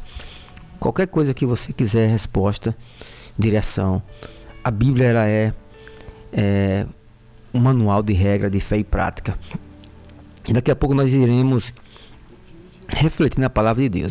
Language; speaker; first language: Portuguese; native; Portuguese